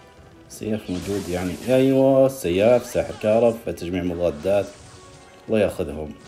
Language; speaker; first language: Arabic; native; Arabic